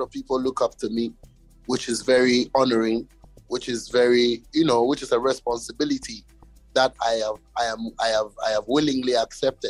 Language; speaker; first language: English; non-native, local second language; Ewe